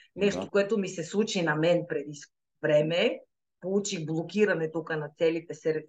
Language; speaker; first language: Bulgarian; native; Bulgarian